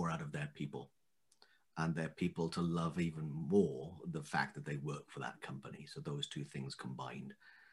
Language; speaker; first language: English; native; English